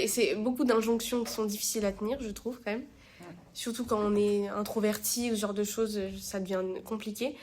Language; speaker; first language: French; native; French